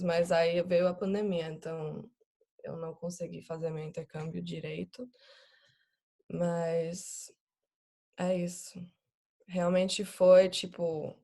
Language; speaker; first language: Portuguese; non-native, fluent; English